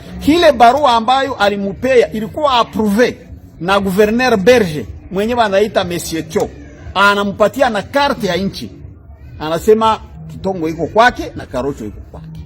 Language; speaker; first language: Swahili; non-native, local second language; Kinyarwanda